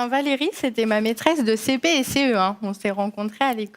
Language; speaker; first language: French; native; French